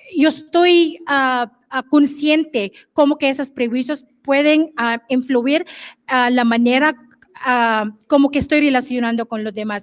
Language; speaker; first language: Spanish; non-native, fluent; English